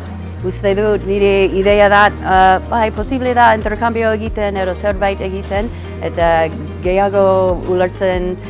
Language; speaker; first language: Basque; early bilingual, heritage; English